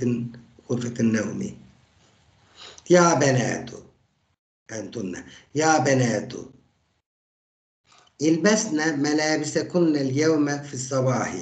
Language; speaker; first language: Arabic; non-native, fluent; Turkish